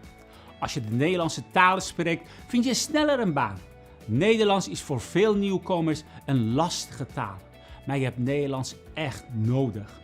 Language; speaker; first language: Dutch; non-native, fluent; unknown